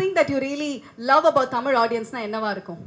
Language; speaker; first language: Tamil; native; Tamil